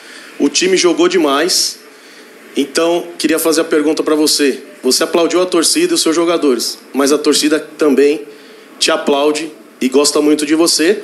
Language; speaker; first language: Portuguese; native; Portuguese